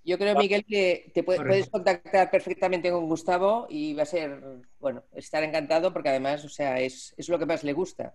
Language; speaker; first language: Spanish; native; Spanish